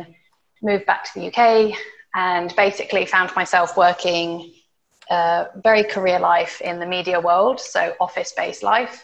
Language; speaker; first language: English; native; English